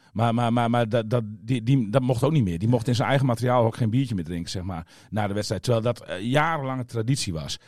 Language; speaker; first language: Dutch; native; Dutch